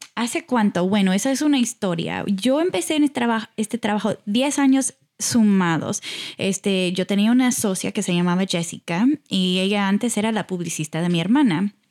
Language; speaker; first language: Spanish; early bilingual, heritage; Spanish